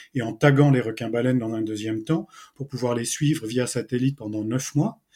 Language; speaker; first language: French; native; French